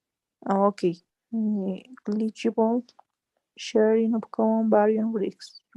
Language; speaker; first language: English; non-native, learner; Spanish